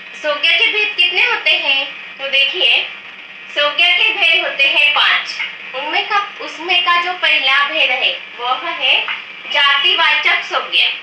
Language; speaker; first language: Hindi; non-native, local second language; Marathi